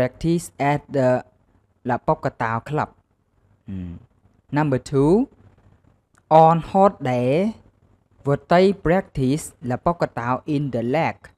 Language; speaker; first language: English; non-native, learner; Khmer